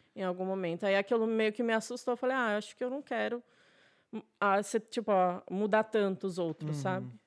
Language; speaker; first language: Portuguese; native; Portuguese